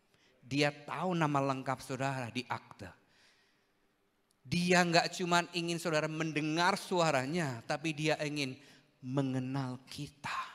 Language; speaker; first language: Indonesian; native; Indonesian